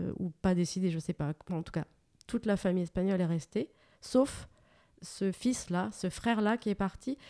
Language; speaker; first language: French; native; French